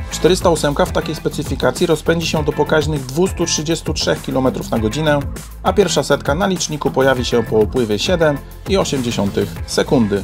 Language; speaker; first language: Polish; native; Polish